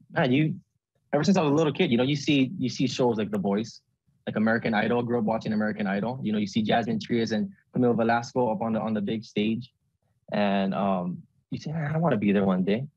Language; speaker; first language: English; native; English